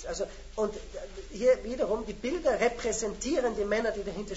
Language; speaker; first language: German; native; German